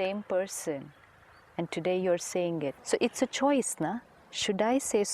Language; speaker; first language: English; non-native, local second language; Hindi